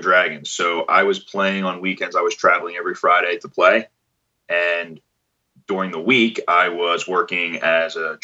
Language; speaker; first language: English; native; English